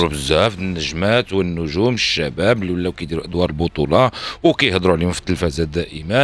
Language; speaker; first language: Arabic; native; Arabic